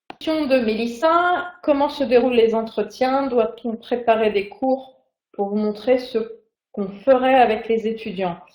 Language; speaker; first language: French; native; French